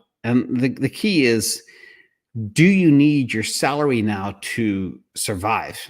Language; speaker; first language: English; native; English